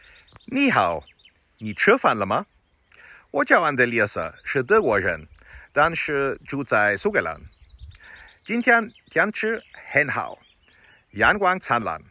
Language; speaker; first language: Chinese; non-native, learner; German